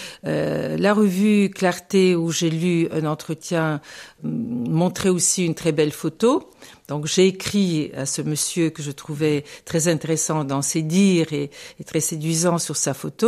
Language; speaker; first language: French; non-native, fluent; Bulgarian